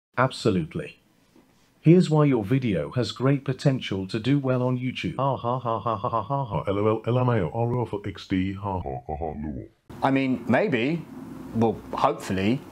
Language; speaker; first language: English; native; English